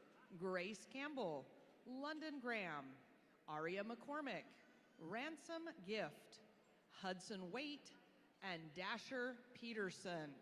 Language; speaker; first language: English; native; English